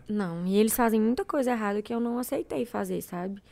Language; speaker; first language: Portuguese; native; Portuguese